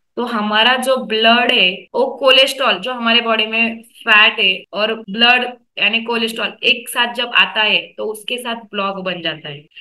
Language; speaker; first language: Hindi; non-native, local second language; Marathi